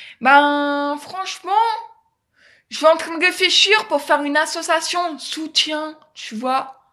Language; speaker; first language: French; native; French